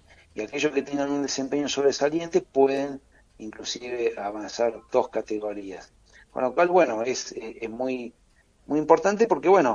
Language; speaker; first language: Spanish; native; Spanish